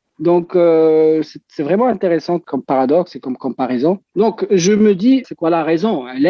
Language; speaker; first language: French; non-native, local second language; Arabic